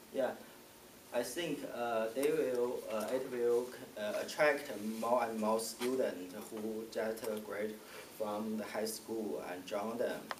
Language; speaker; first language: English; non-native, learner; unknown